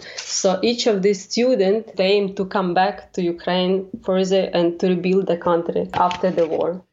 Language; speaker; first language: English; non-native, fluent; Ukrainian